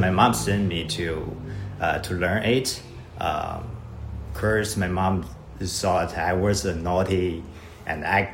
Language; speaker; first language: English; non-native, learner; Chinese